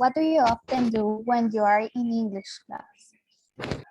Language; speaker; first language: English; non-native, learner; Spanish